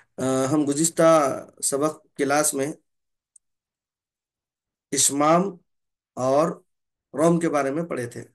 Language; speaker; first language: Urdu; native; Urdu